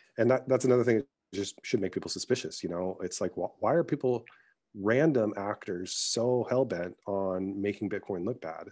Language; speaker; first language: English; early bilingual, other home language; Arabic